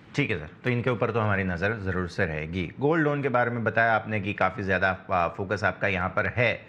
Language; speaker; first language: Hindi; non-native, local second language; Gujarati